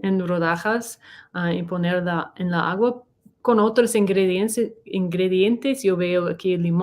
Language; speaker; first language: Spanish; non-native, learner; English